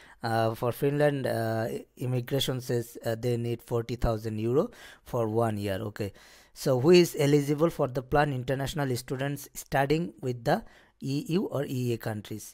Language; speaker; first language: English; non-native, local second language; Bangla